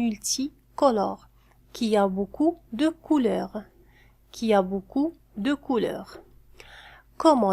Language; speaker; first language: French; non-native, fluent; Arabic